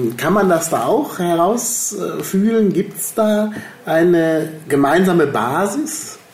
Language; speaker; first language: German; native; German